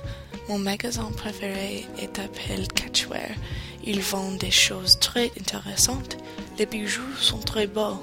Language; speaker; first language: French; non-native, learner; English